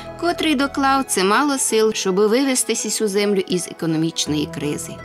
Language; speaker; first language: Ukrainian; native; Ukrainian